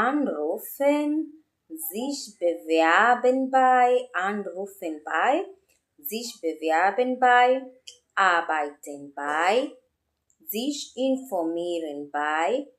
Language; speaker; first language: German; non-native, learner; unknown